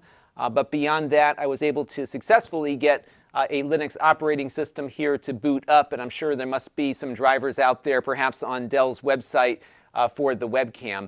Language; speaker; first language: English; native; English